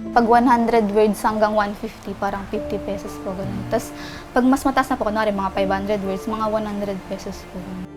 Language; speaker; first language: Filipino; native; Filipino